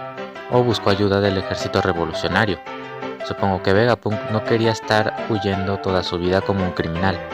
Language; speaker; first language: Spanish; native; Spanish